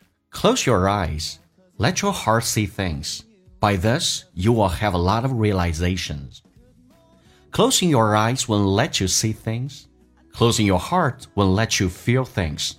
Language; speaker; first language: English; non-native, fluent; Chinese